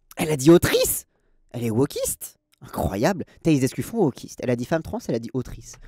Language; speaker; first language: French; native; French